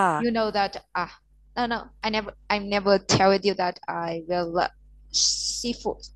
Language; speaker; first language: English; non-native, learner; Vietnamese